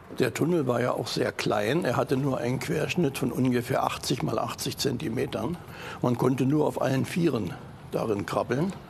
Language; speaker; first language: German; native; German